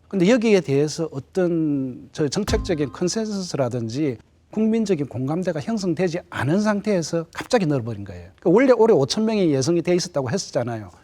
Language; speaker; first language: Korean; native; Korean